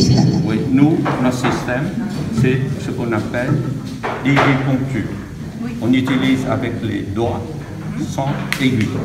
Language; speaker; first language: French; non-native, fluent; Vietnamese